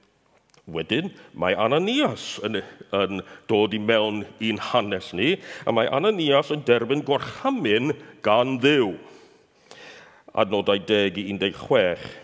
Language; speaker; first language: Welsh; non-native, fluent; English